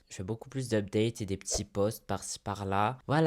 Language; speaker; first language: French; native; French